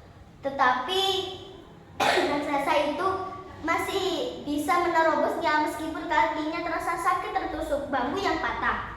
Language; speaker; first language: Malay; non-native, local second language; Javanese